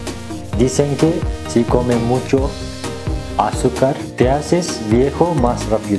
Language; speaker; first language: Spanish; non-native, learner; Turkish